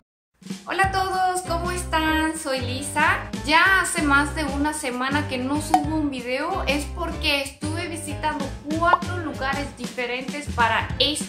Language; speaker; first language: Spanish; non-native, fluent; Korean